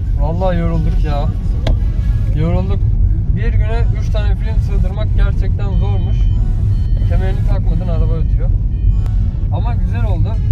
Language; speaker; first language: Turkish; native; Turkish